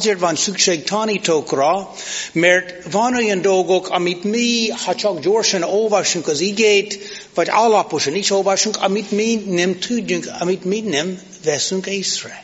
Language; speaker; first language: Hungarian; non-native, fluent; English